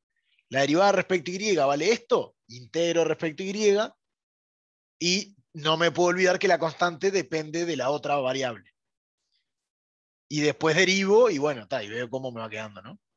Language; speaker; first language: Spanish; native; Spanish